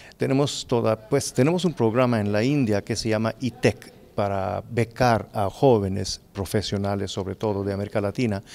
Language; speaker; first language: Spanish; non-native, fluent; Hindi